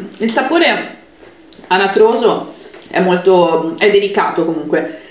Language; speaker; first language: Italian; native; Italian